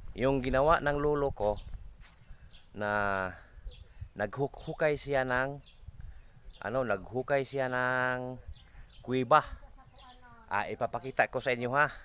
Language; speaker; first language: Filipino; non-native, local second language; Cebuano